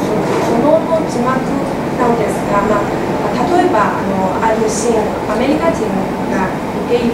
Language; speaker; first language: Japanese; non-native, fluent; Chinese